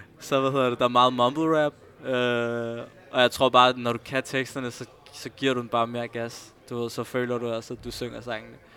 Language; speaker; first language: Danish; early bilingual, other home language; Spanish